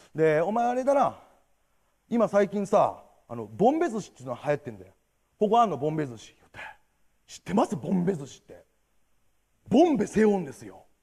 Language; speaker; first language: Japanese; native; Japanese